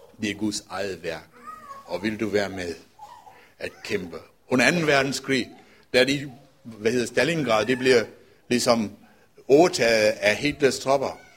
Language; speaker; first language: Danish; non-native, fluent; Tamil